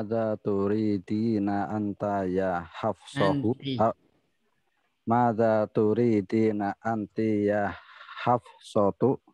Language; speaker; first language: Arabic; non-native, learner; Indonesian